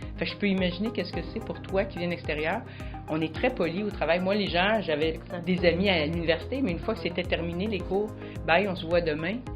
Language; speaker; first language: French; native; French